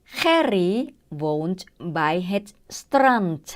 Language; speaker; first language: Dutch; non-native, learner; Thai